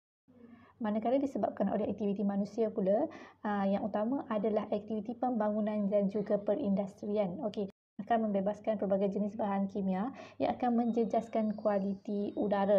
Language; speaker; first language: Malay; native; Malay